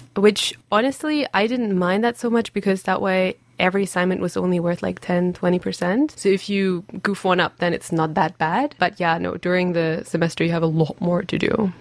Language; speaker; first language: English; non-native, fluent; German